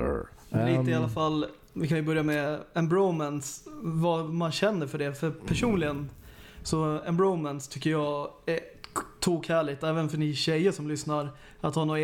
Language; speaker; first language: Swedish; native; Swedish